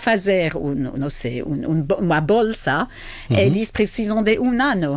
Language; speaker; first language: Portuguese; non-native, fluent; French